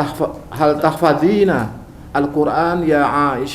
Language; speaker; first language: Arabic; non-native, learner; Indonesian